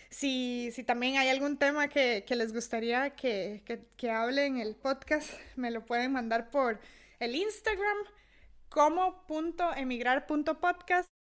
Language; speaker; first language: Spanish; native; Spanish